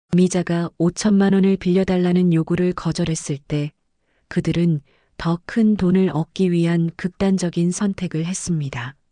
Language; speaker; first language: Korean; native; Korean